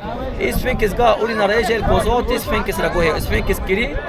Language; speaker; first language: Korean; non-native, learner; Arabic